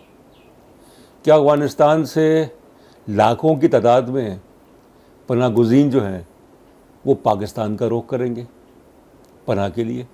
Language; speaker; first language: Urdu; native; Urdu